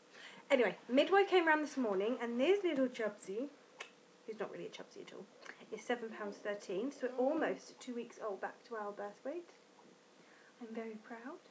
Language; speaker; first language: English; native; English